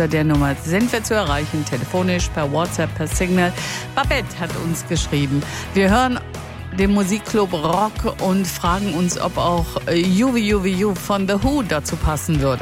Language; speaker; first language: German; native; German